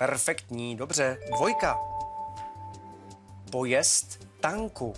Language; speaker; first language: Czech; native; Czech